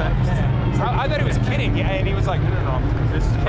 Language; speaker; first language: English; native; English